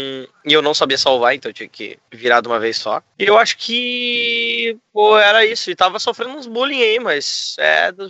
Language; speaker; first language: Portuguese; native; Portuguese